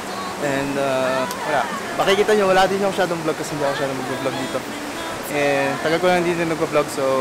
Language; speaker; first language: Filipino; native; Filipino